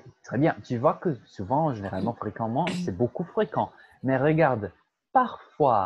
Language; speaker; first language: French; non-native, fluent; Portuguese